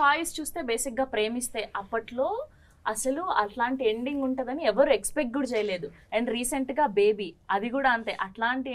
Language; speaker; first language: Telugu; native; Telugu